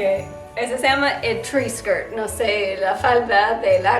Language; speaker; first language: Spanish; non-native, learner; English